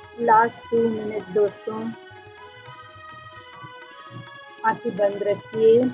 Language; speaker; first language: Hindi; native; Hindi